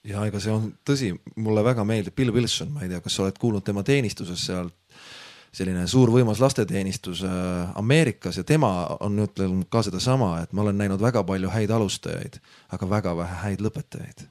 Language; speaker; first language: Estonian; native; Estonian